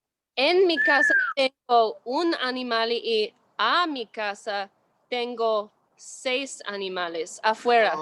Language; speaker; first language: Spanish; non-native, learner; English